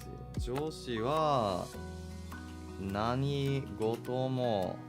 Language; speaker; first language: Japanese; non-native, learner; English